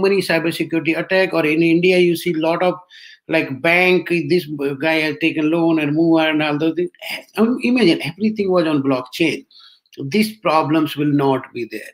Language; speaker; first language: English; non-native, local second language; Hindi